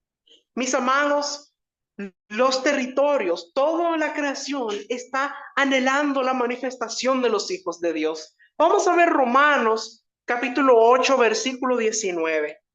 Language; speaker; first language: Spanish; native; Spanish